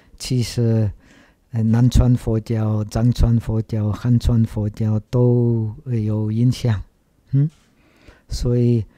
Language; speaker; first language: Chinese; non-native, learner; Czech